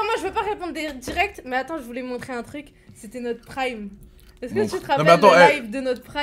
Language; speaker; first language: French; native; French